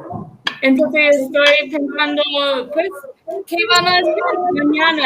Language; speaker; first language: Spanish; non-native, learner; English